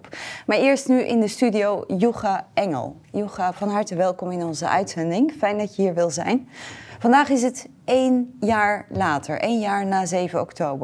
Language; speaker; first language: Dutch; native; Dutch